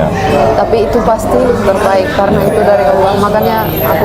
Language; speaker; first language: Indonesian; non-native, fluent; Finnish